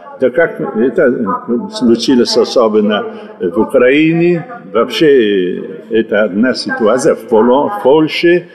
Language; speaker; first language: Russian; non-native, learner; Italian